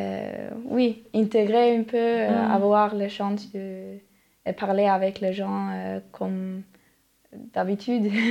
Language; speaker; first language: French; non-native, learner; Norwegian